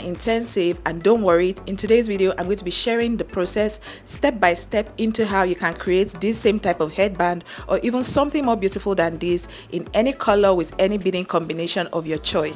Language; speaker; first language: English; native; English